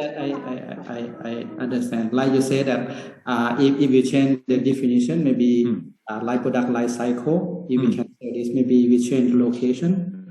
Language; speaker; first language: English; non-native, learner; Lao